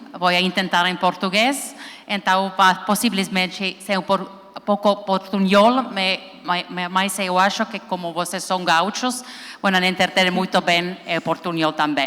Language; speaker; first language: Portuguese; non-native, learner; Finnish